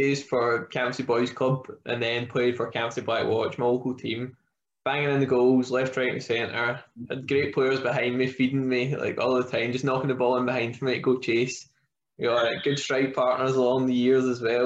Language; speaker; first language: English; native; English